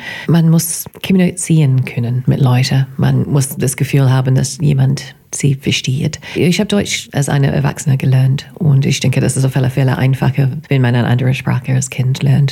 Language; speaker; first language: German; non-native, fluent; English